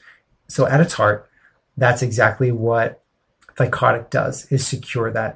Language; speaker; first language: English; native; English